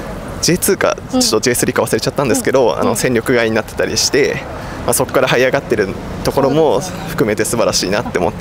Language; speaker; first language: Japanese; native; Japanese